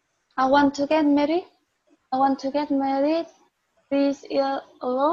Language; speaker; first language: English; non-native, learner; Vietnamese